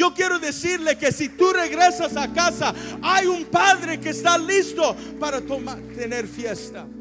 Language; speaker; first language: Spanish; early bilingual, heritage; Spanish